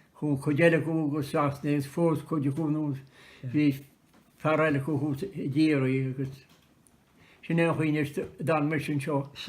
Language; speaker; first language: Irish; native; Irish